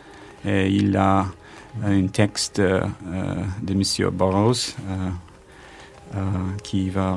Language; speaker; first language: French; non-native, learner; English